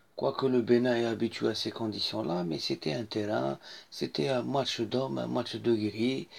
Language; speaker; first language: French; non-native, local second language; Arabic